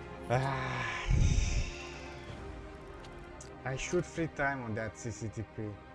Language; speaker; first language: English; non-native, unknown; Romanian